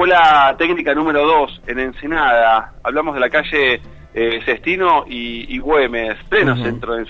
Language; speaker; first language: Spanish; native; Spanish